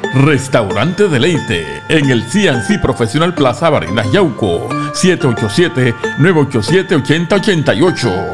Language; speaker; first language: Spanish; native; Spanish